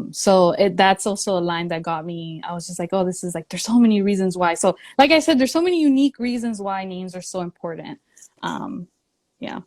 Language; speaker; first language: English; early bilingual, other home language; Spanish